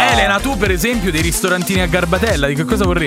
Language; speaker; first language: Italian; native; Italian